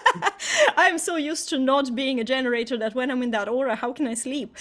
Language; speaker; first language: English; non-native, fluent; Estonian